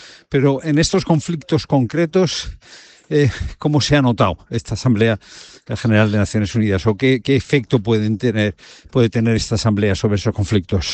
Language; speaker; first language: Spanish; native; Spanish